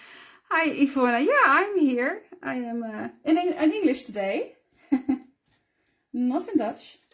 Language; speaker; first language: English; non-native, fluent; Dutch